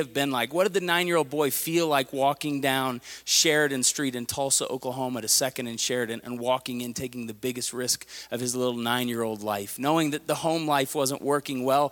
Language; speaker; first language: English; native; English